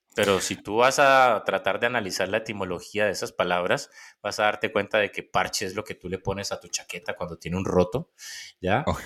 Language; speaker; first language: Spanish; native; Spanish